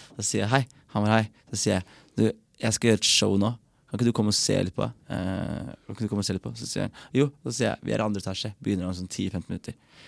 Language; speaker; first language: Norwegian; early bilingual, other home language; Somali